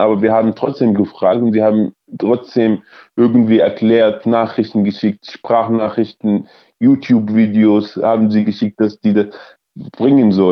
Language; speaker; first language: German; early bilingual, other home language; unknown